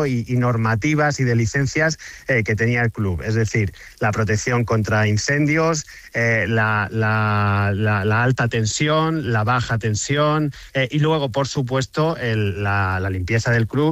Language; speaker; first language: Spanish; native; Spanish